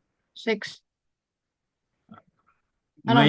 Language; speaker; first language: English; non-native, learner; Indonesian